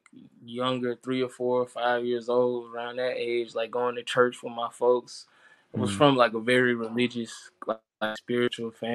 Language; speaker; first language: English; native; English